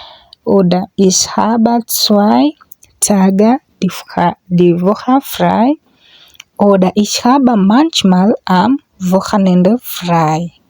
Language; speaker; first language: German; non-native, fluent; English